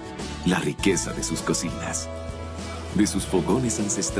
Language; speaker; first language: Spanish; native; Spanish